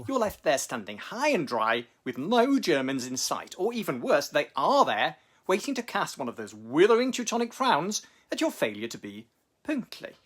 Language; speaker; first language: English; native; English